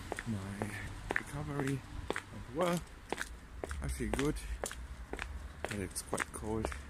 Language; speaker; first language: English; non-native, fluent; German